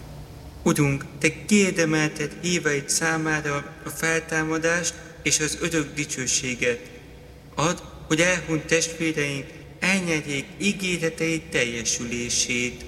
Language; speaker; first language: Hungarian; native; Hungarian